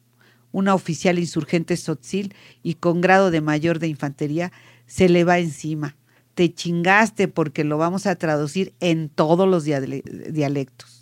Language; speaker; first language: Spanish; native; Spanish